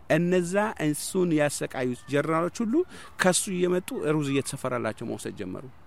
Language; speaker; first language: Amharic; non-native, local second language; Somali